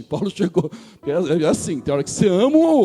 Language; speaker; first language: Portuguese; native; Portuguese